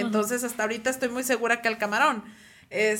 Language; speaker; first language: Spanish; native; Spanish